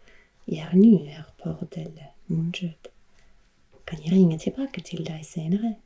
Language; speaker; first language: Norwegian; non-native, learner; German